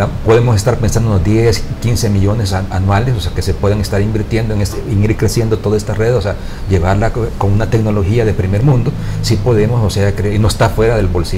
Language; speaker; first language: Spanish; native; Spanish